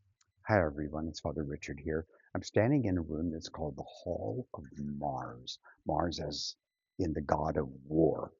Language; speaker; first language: English; native; English